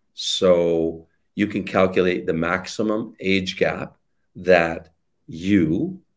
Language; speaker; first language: English; native; English